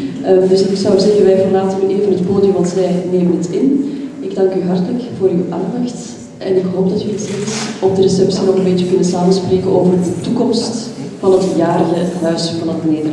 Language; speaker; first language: Dutch; native; Dutch